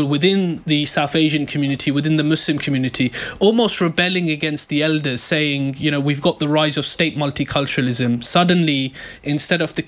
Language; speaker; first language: English; native; English